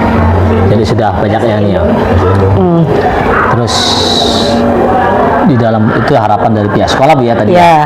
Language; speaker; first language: Indonesian; native; Indonesian